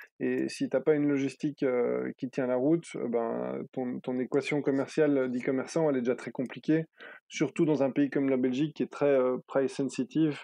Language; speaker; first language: French; native; French